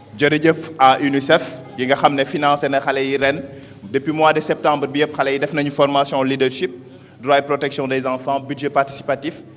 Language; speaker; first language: Wolof; non-native, local second language; Mandingo